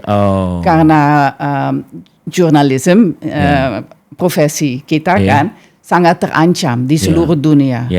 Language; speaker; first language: Indonesian; non-native, fluent; Dutch